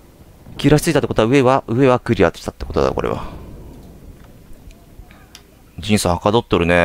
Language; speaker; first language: Japanese; native; Japanese